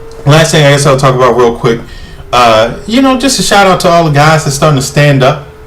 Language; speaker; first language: English; native; English